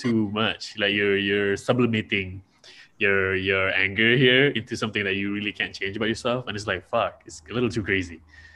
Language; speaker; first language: English; non-native, local second language; Malay